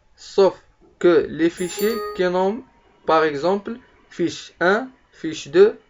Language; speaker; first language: French; non-native, local second language; Arabic